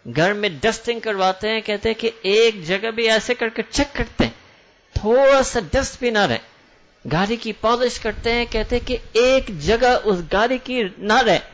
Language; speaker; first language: Urdu; native; Urdu